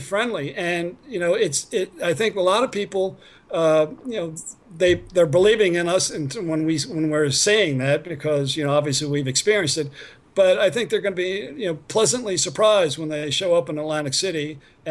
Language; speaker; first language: English; native; English